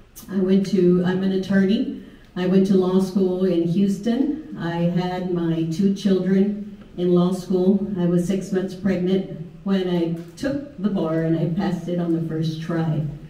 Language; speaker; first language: English; early bilingual, other home language; Spanish